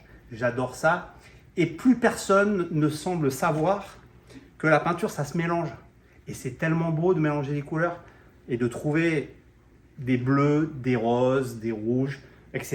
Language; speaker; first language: French; native; French